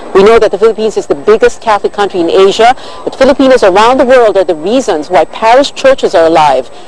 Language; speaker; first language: English; non-native, local second language; Filipino